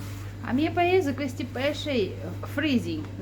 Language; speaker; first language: Italian; non-native, learner; Kazakh